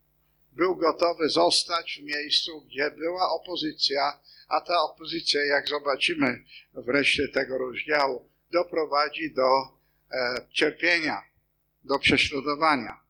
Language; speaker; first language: Polish; non-native, fluent; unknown